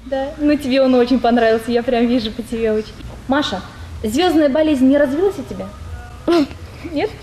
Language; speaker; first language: Russian; native; Russian